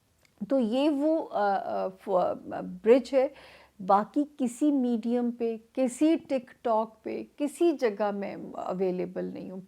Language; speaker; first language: Urdu; native; Urdu